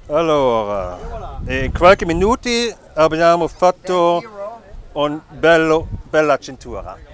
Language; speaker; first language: Italian; non-native, learner; German